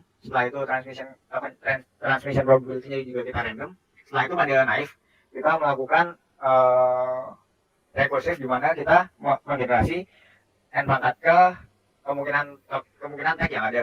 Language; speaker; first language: Indonesian; native; Indonesian